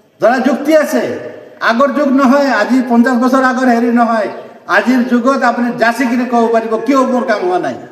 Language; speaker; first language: Assamese; non-native, local second language; Nepali